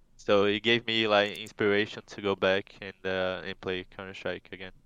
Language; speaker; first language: English; non-native, fluent; Portuguese